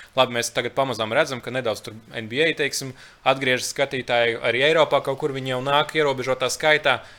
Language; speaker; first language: Latvian; early bilingual, other home language; Lithuanian